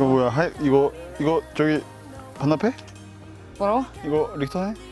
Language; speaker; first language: Korean; native; Korean